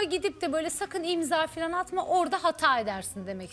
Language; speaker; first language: Turkish; native; Turkish